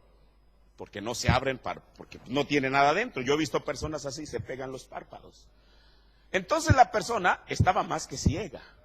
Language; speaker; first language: Spanish; native; Spanish